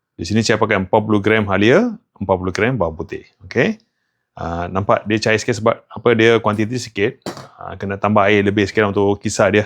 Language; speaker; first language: Malay; non-native, local second language; Tamil